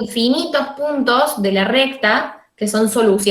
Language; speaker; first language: Spanish; native; Spanish